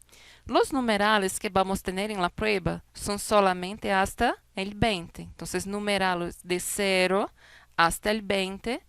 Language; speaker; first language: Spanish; non-native, fluent; Portuguese